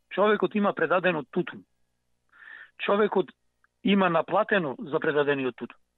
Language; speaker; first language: Macedonian; native; Macedonian